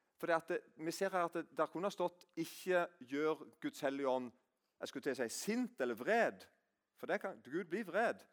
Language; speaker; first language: Norwegian; native; Norwegian